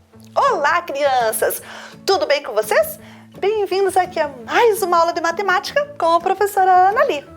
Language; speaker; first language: Portuguese; native; Portuguese